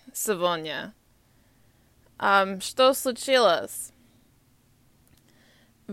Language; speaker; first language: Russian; non-native, learner; English